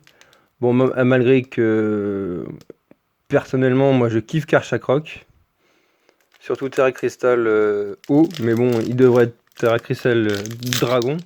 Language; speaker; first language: French; native; French